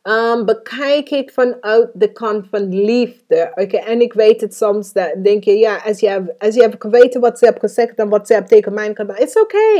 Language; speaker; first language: Dutch; non-native, fluent; English